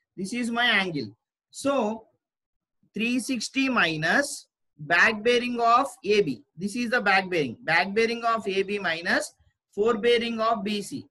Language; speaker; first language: English; non-native, local second language; Telugu